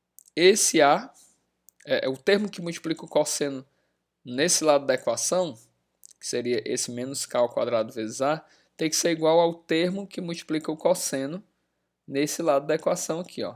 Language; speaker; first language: Portuguese; native; Portuguese